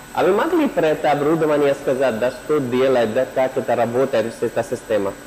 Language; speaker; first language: Russian; non-native, learner; Hindi